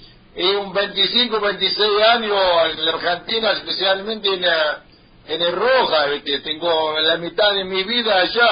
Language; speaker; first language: Spanish; non-native, learner; Arabic